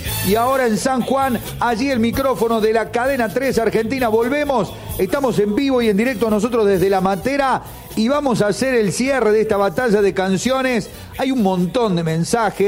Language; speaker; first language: Spanish; native; Spanish